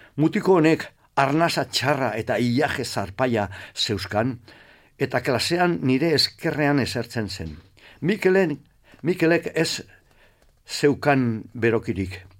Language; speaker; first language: Basque; non-native, local second language; Spanish